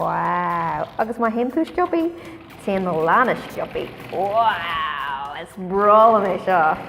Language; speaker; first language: Irish; non-native, local second language; English